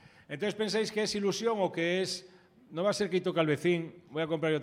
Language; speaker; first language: Spanish; native; Spanish